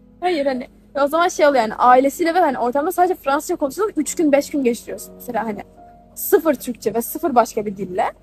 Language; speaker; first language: Turkish; native; Turkish